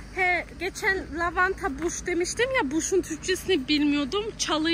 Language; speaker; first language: Turkish; early bilingual, heritage; Turkish